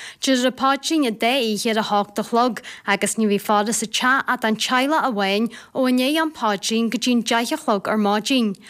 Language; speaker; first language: Irish; native; Irish